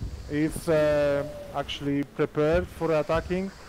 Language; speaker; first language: English; non-native, learner; Polish